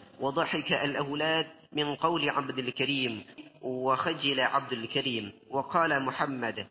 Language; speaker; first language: Arabic; non-native, learner; Indonesian